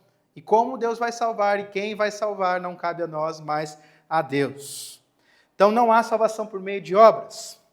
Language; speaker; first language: Portuguese; native; Portuguese